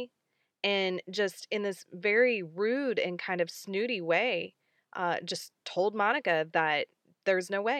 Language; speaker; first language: English; native; English